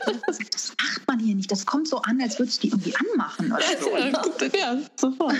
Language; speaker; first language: German; native; German